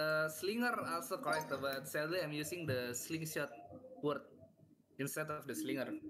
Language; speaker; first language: English; non-native, learner; Indonesian